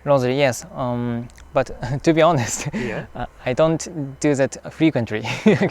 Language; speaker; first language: English; non-native, fluent; Japanese